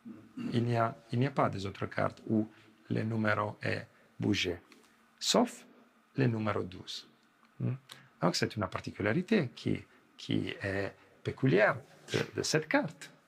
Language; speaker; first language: French; non-native, fluent; Italian